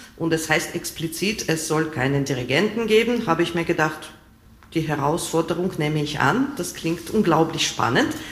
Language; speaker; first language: German; non-native, fluent; Russian